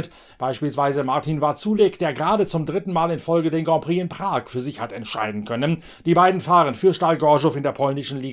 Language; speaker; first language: German; native; German